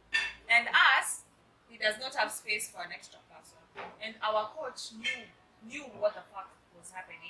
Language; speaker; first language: English; non-native, local second language; Swahili